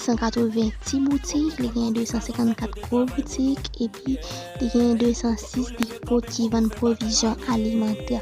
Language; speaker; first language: French; non-native, learner; Haitian Creole